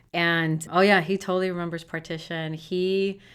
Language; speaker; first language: English; native; English